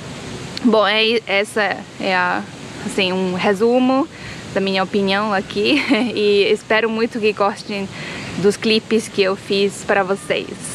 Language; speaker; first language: Portuguese; non-native, fluent; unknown